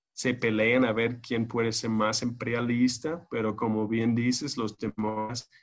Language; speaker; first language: Spanish; non-native, fluent; English